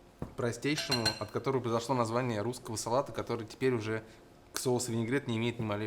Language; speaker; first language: Russian; native; Russian